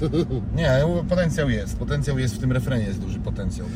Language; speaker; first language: Polish; native; Polish